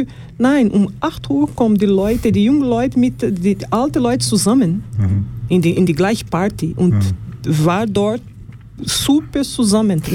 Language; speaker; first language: German; non-native, learner; Portuguese